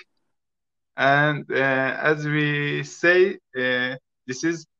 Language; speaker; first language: English; non-native, fluent; Persian